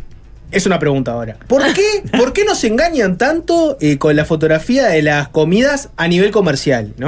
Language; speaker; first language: Spanish; native; Spanish